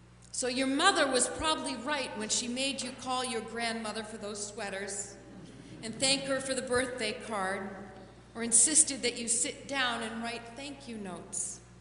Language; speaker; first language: English; native; English